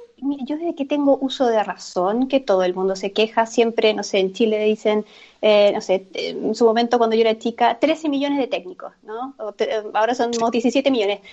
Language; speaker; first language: Spanish; native; Spanish